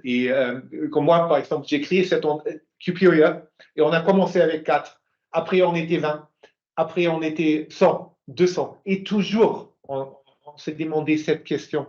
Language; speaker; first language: French; non-native, fluent; German